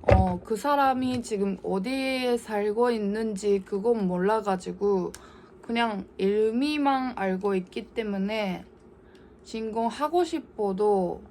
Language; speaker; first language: Korean; non-native, learner; Japanese